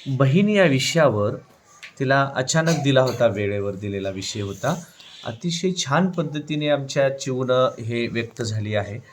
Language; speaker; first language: Marathi; native; Marathi